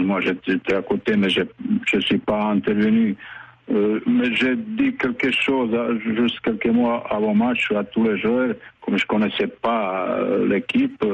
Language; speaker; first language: French; non-native, fluent; Bosnian